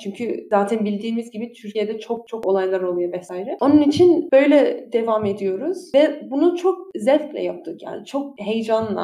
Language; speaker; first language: Turkish; early bilingual, heritage; Turkish